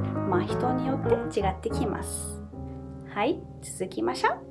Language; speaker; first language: Japanese; non-native, fluent; Arabic